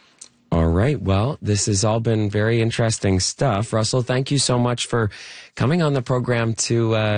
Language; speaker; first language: English; native; English